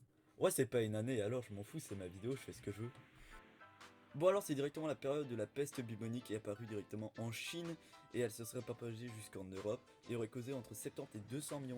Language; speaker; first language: French; native; French